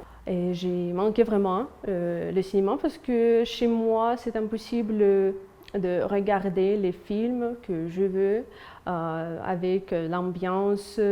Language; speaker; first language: French; non-native, fluent; Russian